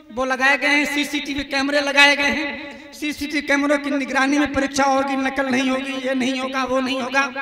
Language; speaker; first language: Hindi; native; Hindi